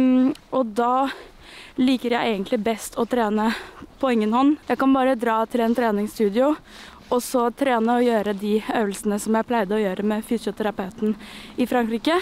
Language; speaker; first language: Norwegian; non-native, fluent; French